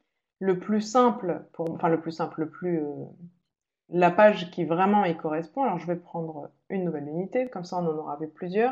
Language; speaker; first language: French; native; French